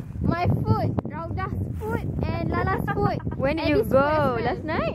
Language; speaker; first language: English; non-native, local second language; Malay